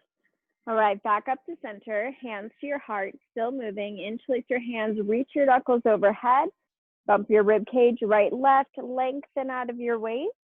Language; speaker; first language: English; native; English